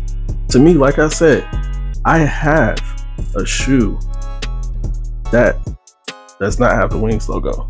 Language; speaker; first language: English; native; English